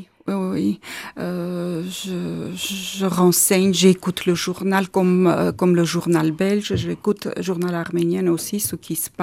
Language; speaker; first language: French; non-native, learner; Armenian